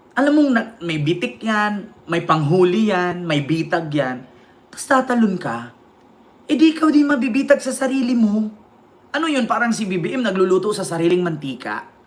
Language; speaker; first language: Filipino; non-native, local second language; Cebuano